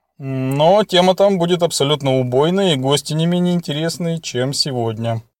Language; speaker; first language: Russian; native; Russian